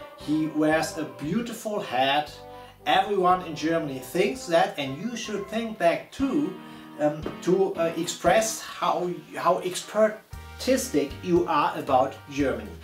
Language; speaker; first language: English; non-native, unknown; German